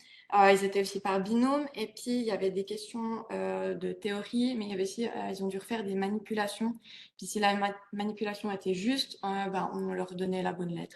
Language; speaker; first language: French; native; French